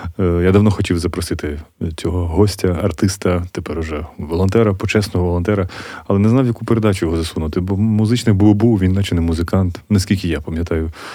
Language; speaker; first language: Ukrainian; native; Ukrainian